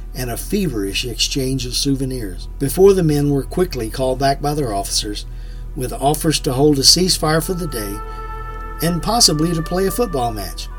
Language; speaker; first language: English; native; English